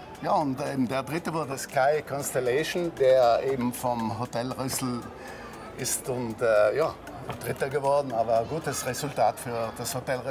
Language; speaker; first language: German; native; German